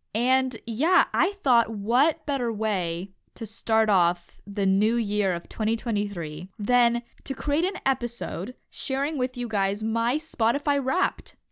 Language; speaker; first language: English; native; English